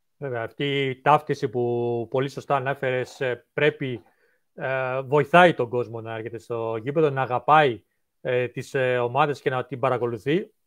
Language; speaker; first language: Greek; native; Greek